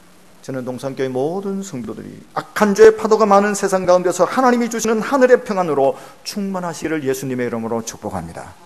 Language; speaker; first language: Korean; native; Korean